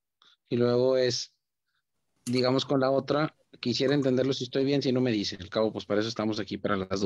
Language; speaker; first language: Spanish; native; Spanish